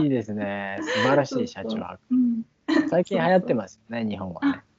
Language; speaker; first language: Japanese; native; Japanese